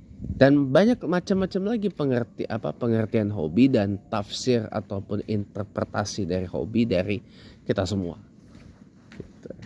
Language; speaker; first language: Indonesian; native; Indonesian